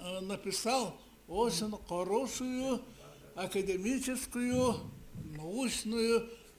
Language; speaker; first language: Russian; non-native, local second language; Yakut